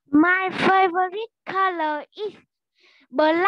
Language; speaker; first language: English; non-native, learner; Vietnamese